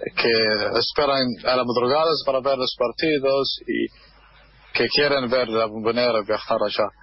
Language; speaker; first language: Spanish; non-native, fluent; Arabic